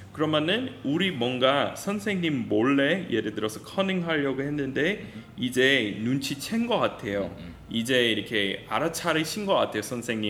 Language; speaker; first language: Korean; non-native, fluent; English